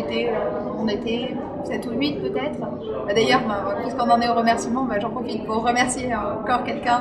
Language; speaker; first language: French; native; French